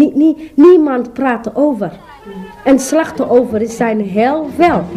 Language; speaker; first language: Dutch; non-native, learner; Somali